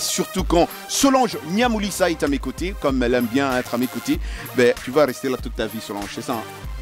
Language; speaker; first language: French; native; French